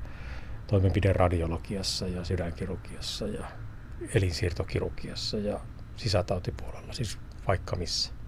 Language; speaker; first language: Finnish; native; Finnish